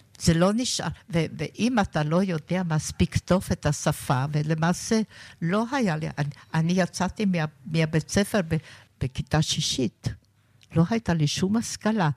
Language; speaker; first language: Hebrew; non-native, fluent; German